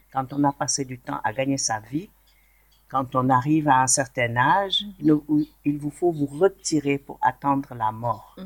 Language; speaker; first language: French; non-native, local second language; Wolof